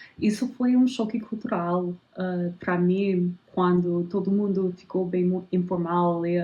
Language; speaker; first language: Portuguese; non-native, fluent; English